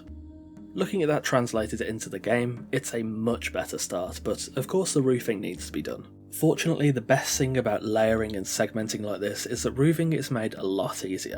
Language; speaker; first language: English; native; English